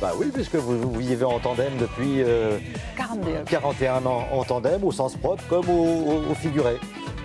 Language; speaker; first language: French; native; French